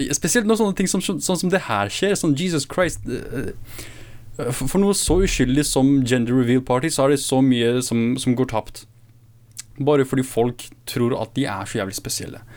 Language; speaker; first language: Norwegian; early bilingual, other home language; Kurdish